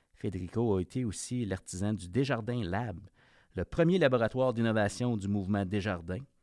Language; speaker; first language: French; native; French